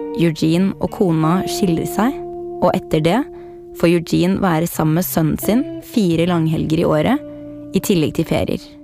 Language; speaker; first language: Norwegian; native; Norwegian